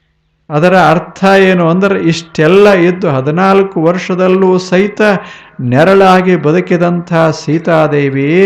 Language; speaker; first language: Kannada; native; Kannada